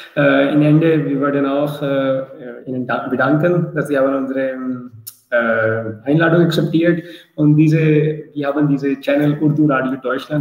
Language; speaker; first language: German; non-native, learner; Urdu